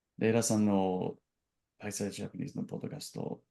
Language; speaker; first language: Japanese; non-native, learner; English